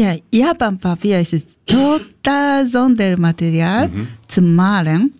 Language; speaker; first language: German; non-native, learner; Japanese